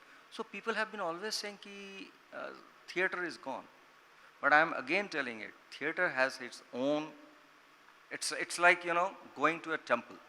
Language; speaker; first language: English; non-native, local second language; Bangla